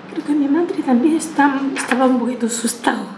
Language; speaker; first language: Spanish; non-native, learner; Chinese